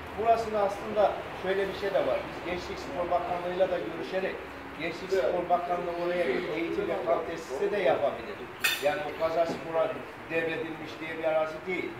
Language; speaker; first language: Turkish; native; Turkish